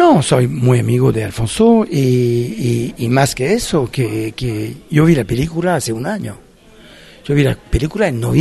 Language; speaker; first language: Spanish; non-native, fluent; French